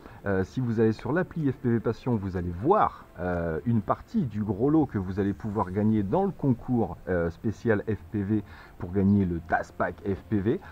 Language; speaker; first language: French; native; French